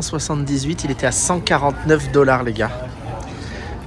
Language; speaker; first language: French; native; French